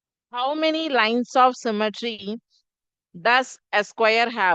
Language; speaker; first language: English; non-native, local second language; Tamil